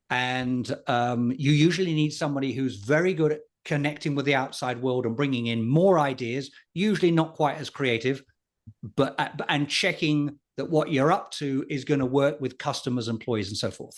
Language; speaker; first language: English; native; English